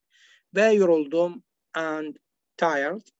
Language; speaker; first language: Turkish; non-native, learner; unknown